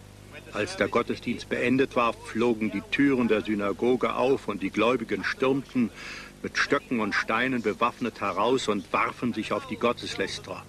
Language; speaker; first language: German; native; German